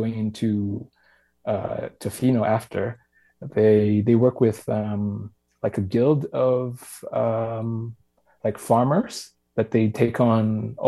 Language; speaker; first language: English; non-native, local second language; Filipino